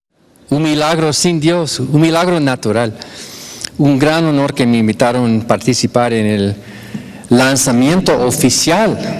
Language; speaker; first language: Spanish; non-native, fluent; English